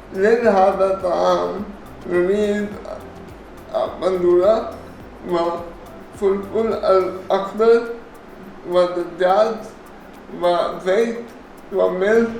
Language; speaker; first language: Arabic; non-native, learner; Urdu